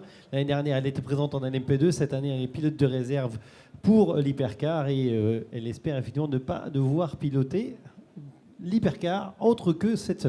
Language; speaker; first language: French; native; French